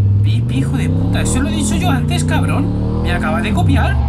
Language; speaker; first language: Spanish; native; Spanish